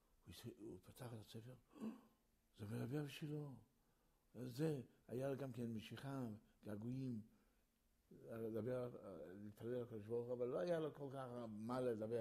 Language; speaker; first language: Hebrew; early bilingual, other home language; Yiddish